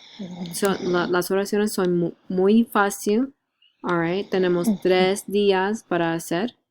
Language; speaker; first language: Spanish; non-native, learner; English